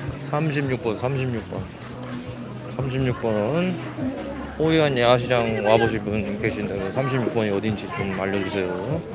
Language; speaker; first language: Korean; native; Korean